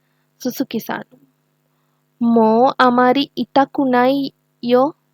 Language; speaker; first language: Japanese; non-native, learner; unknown